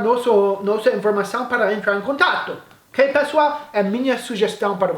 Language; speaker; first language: Portuguese; non-native, fluent; English